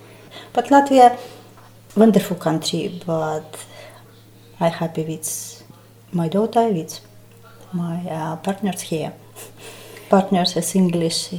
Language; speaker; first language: English; non-native, learner; Russian